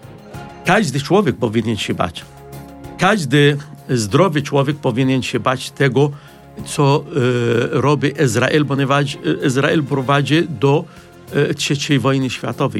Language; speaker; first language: Polish; non-native, fluent; Arabic